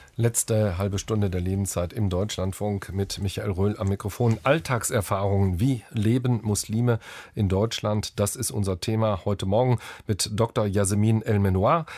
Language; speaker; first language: German; native; German